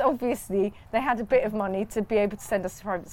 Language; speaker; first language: English; native; English